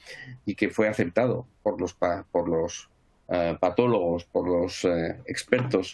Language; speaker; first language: Spanish; native; Spanish